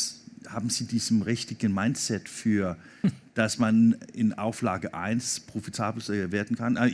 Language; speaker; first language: German; non-native, learner; Danish